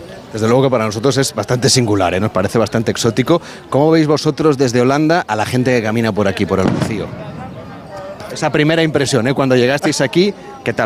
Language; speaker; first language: Spanish; native; Spanish